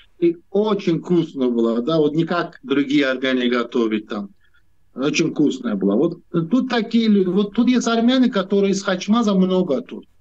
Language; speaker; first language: Russian; non-native, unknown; Turkish